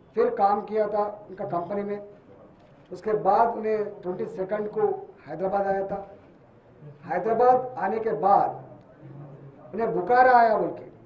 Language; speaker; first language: Hindi; non-native, local second language; Telugu